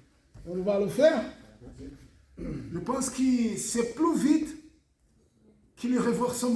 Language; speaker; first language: French; non-native, fluent; Portuguese